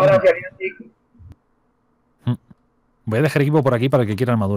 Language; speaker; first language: Spanish; native; Spanish